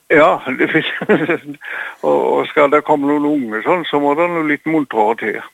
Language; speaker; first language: Norwegian; native; Norwegian